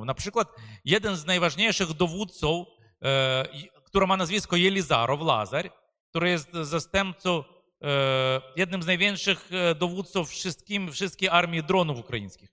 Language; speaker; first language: Polish; non-native, fluent; Ukrainian